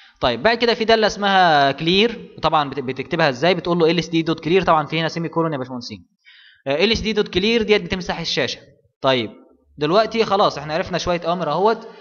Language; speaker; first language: Arabic; native; Arabic